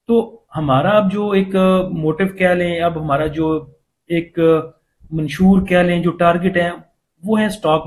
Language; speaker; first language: Hindi; native; Hindi